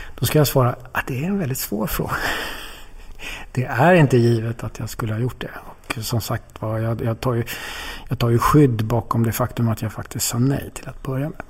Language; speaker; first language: Swedish; native; Swedish